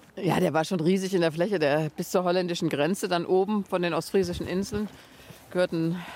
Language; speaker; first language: German; native; German